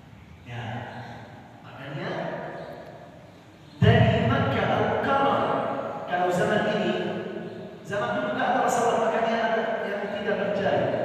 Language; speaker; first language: Indonesian; non-native, learner; Arabic